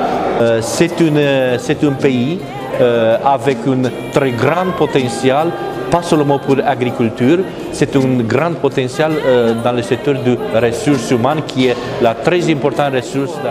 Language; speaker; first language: French; non-native, learner; Romanian